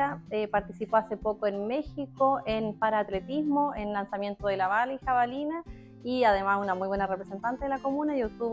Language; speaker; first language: Spanish; native; Spanish